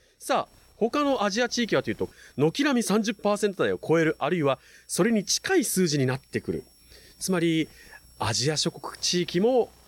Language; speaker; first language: Japanese; native; Japanese